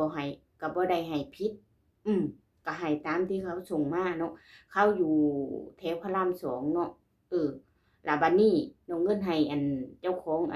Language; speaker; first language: Thai; non-native, local second language; Lao